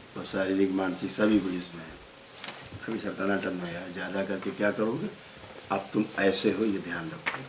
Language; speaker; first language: Hindi; native; Hindi